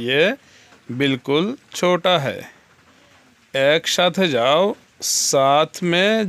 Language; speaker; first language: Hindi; non-native, learner; Bangla